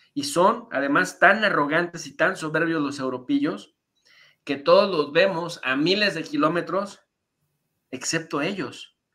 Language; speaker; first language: Spanish; native; Spanish